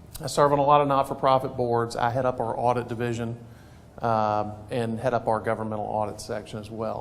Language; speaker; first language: English; native; English